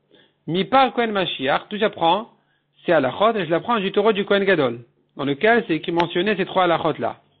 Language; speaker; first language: French; native; French